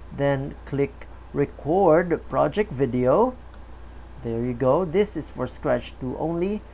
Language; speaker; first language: English; non-native, local second language; Filipino